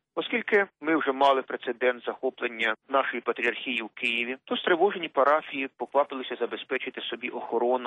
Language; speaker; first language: Ukrainian; native; Ukrainian